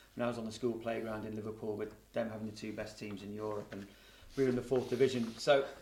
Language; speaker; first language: English; native; English